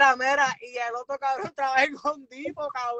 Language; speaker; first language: Spanish; native; Spanish